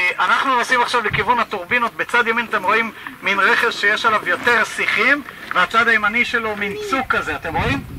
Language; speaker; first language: Hebrew; native; Hebrew